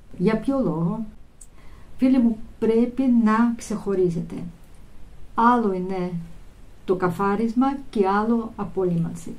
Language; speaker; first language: Greek; non-native, fluent; Russian